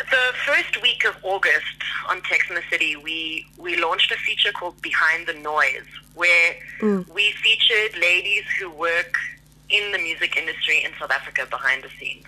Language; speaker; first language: English; native; English